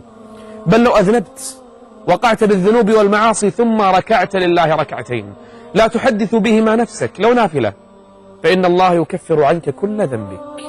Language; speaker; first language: Arabic; native; Arabic